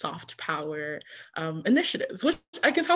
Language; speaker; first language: English; early bilingual, other home language; French